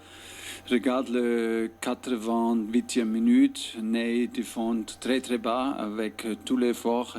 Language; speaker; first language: French; non-native, fluent; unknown